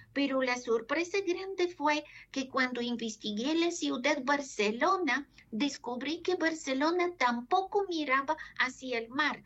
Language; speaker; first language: Spanish; non-native, fluent; Bulgarian